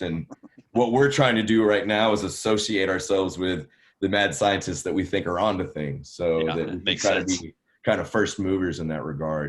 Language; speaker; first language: English; native; English